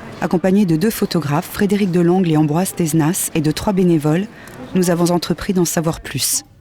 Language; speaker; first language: French; native; French